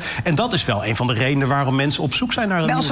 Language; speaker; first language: Dutch; native; Dutch